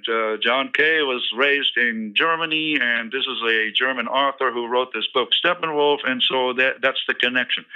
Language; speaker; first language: English; early bilingual, other home language; German